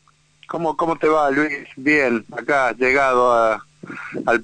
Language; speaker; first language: Spanish; native; Spanish